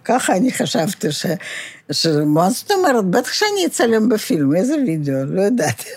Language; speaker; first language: Hebrew; non-native, fluent; Russian